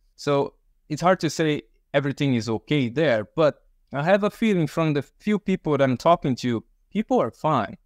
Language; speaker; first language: English; early bilingual, other home language; Portuguese